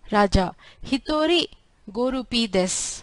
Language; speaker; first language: Japanese; non-native, fluent; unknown